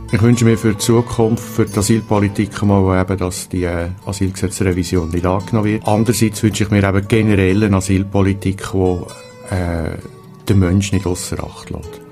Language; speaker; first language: German; native; German